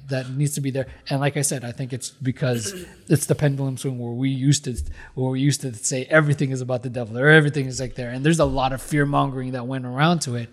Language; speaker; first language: English; early bilingual, other home language; Filipino